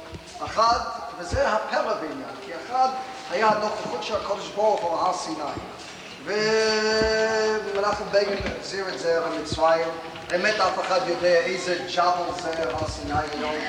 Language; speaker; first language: Hebrew; non-native, fluent; English